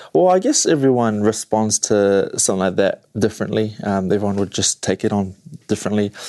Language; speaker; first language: English; native; English